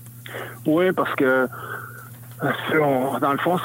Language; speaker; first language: French; native; French